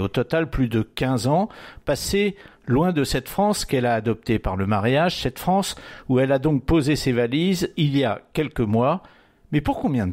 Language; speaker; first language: French; native; French